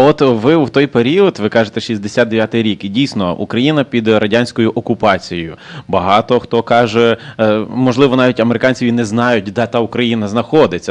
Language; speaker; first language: Ukrainian; native; Ukrainian